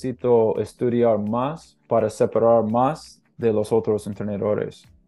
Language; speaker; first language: Spanish; non-native, learner; English